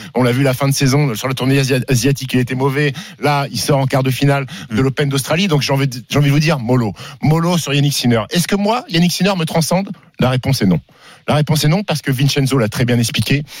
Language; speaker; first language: French; native; French